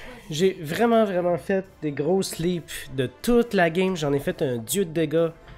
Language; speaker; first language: French; native; French